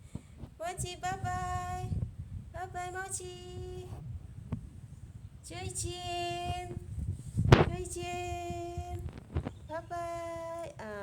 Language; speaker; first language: Chinese; non-native, learner; Indonesian